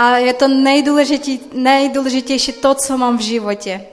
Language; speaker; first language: Czech; non-native, fluent; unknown